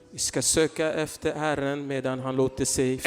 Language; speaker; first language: Swedish; non-native, fluent; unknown